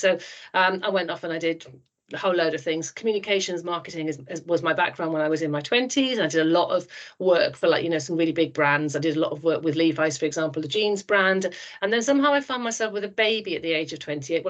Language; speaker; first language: English; native; English